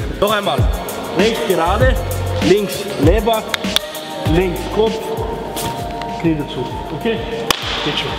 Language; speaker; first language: German; non-native, learner; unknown